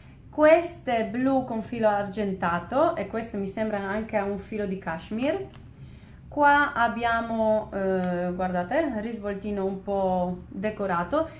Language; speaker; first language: Italian; non-native, fluent; Polish